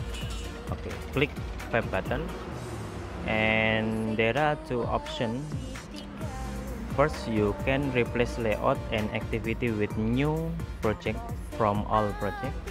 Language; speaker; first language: English; non-native, learner; Indonesian